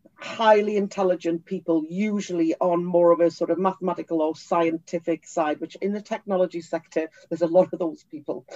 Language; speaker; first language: English; native; English